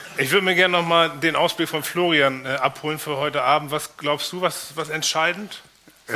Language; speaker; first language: German; native; German